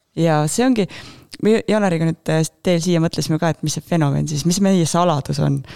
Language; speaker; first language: Estonian; native; Estonian